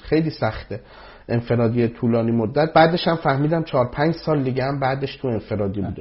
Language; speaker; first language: Persian; native; Persian